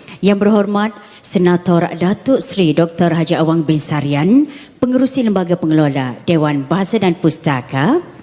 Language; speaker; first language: Malay; native; Malay